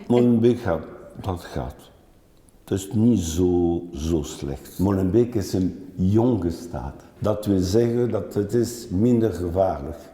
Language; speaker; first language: Dutch; non-native, local second language; French